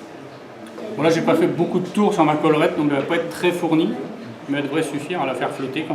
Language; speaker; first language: French; native; French